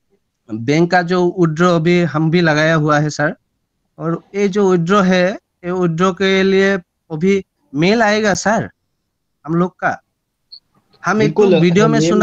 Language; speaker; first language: Hindi; non-native, local second language; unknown